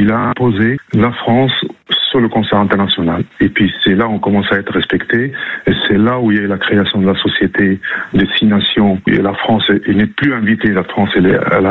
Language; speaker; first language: French; non-native, local second language; Arabic